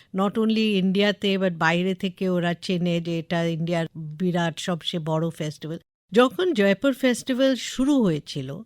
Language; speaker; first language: Bangla; non-native, local second language; English